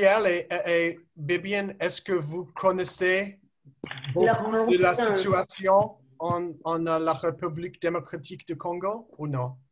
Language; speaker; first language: French; non-native, learner; English